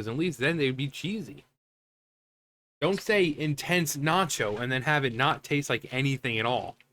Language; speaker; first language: English; native; English